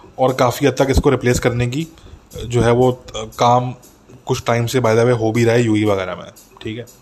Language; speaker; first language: Urdu; native; Urdu